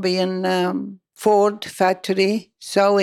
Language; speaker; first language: English; non-native, learner; Italian